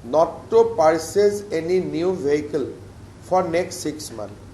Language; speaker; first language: English; non-native, local second language; Assamese